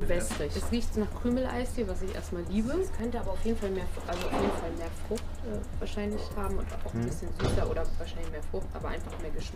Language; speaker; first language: German; native; German